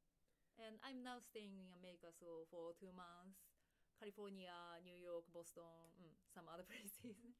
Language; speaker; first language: English; non-native, fluent; Japanese